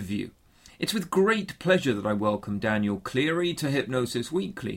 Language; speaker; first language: English; native; English